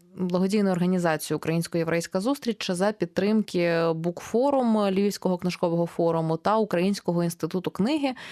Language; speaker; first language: Ukrainian; native; Ukrainian